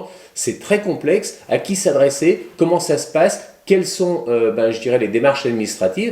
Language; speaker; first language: French; native; French